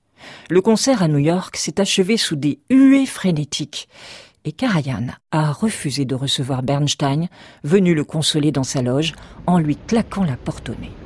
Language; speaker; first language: French; native; French